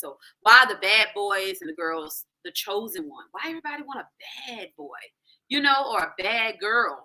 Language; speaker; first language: English; native; English